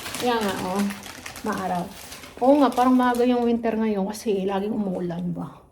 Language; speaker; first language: Filipino; native; Filipino